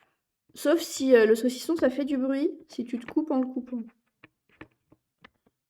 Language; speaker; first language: French; native; French